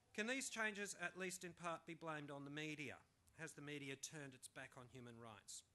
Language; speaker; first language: English; native; English